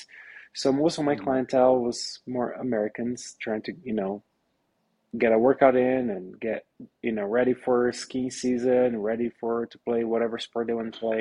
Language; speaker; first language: English; non-native, fluent; Portuguese